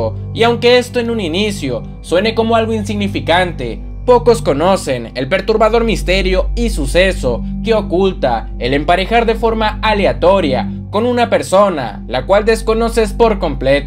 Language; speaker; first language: Spanish; native; Spanish